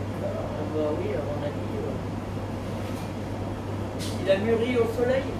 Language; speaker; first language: French; native; French